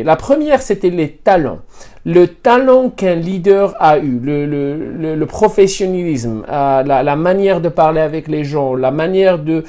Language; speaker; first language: French; non-native, fluent; Spanish